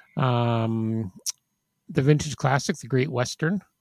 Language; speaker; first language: English; native; English